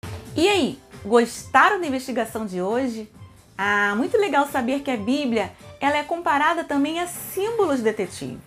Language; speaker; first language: Portuguese; native; Portuguese